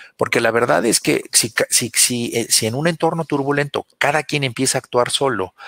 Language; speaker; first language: Spanish; native; Spanish